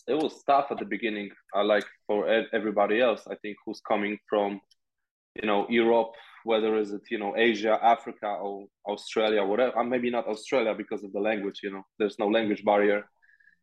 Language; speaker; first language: English; non-native, fluent; Polish